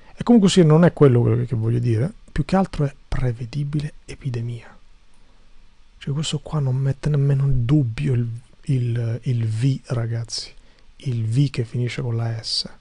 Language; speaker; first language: Italian; non-native, fluent; Albanian